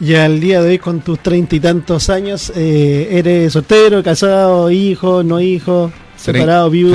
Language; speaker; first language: Spanish; native; Spanish